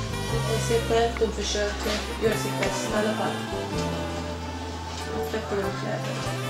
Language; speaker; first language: Swedish; non-native, fluent; French